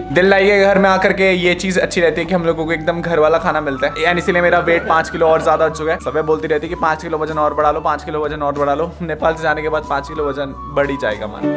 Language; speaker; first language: Hindi; native; Hindi